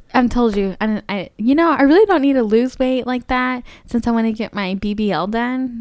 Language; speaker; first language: English; early bilingual, other home language; Spanish